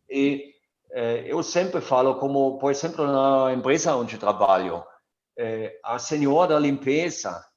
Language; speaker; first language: Portuguese; non-native, fluent; German